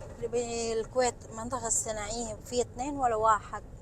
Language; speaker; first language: Arabic; non-native, fluent; Indonesian